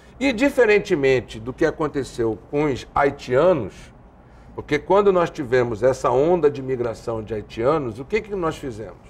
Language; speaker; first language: Portuguese; native; Portuguese